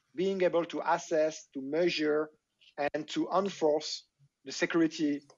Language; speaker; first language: English; non-native, fluent; French